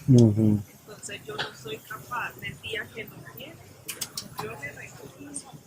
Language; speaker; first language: Spanish; native; Spanish